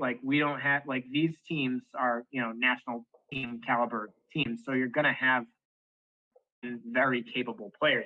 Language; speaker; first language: English; native; English